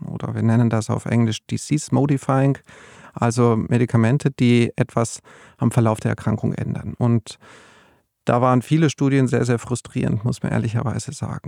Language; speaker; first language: German; native; German